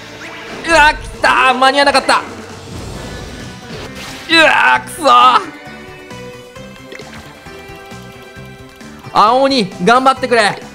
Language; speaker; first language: Japanese; native; Japanese